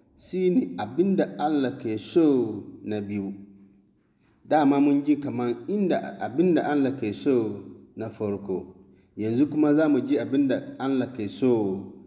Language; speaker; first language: Hausa; non-native, local second language; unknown